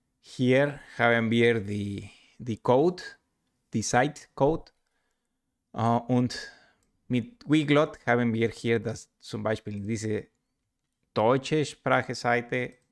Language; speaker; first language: German; non-native, learner; Spanish